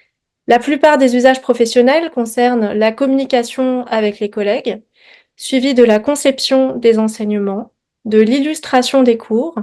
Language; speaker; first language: French; native; French